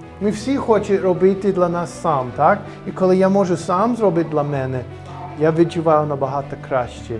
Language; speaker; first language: Ukrainian; non-native, learner; English